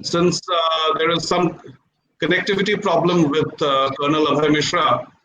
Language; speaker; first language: English; non-native, local second language; Hindi